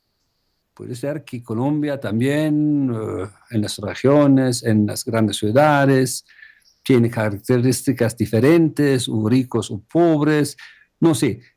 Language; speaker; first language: Spanish; non-native, fluent; German